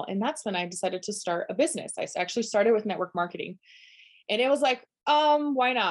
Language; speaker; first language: English; non-native, fluent; Portuguese